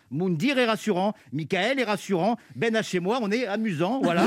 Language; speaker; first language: French; native; French